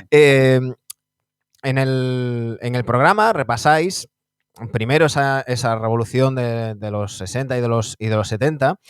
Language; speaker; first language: Spanish; native; Spanish